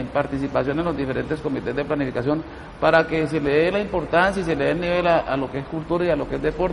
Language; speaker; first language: Spanish; native; Spanish